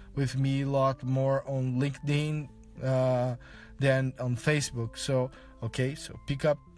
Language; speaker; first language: English; non-native, fluent; Portuguese